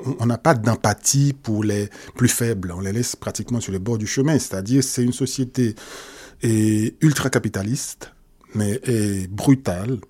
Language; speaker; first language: French; non-native, local second language; Haitian Creole